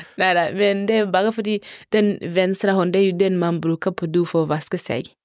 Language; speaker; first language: Norwegian; non-native, fluent; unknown